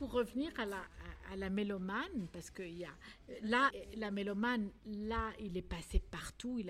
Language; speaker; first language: French; non-native, local second language; Arabic